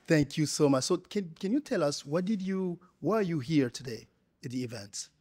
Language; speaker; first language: English; non-native, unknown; Lingala